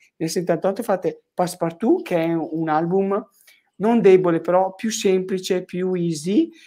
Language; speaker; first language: Italian; native; Italian